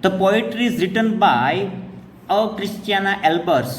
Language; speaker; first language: English; non-native, local second language; Gujarati